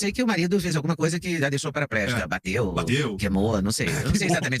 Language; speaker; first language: Portuguese; native; Portuguese